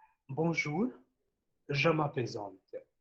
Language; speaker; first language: French; non-native, fluent; Hindi